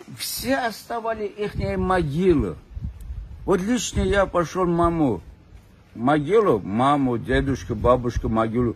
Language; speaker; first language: Russian; non-native, local second language; Armenian